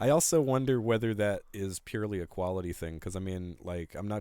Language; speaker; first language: English; native; English